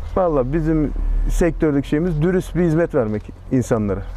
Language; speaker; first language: Turkish; native; Turkish